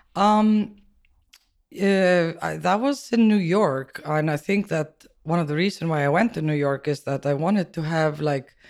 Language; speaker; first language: English; non-native, fluent; Icelandic